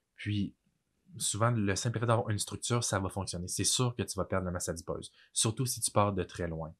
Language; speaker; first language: French; native; French